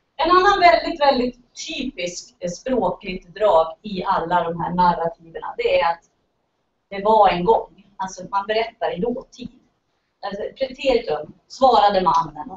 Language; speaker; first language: Swedish; native; Swedish